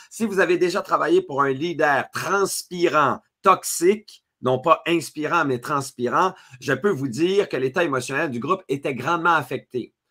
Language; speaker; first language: French; native; French